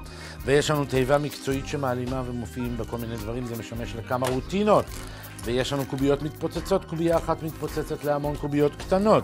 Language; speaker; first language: Hebrew; native; Hebrew